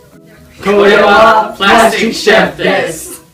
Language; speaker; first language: Japanese; non-native, learner; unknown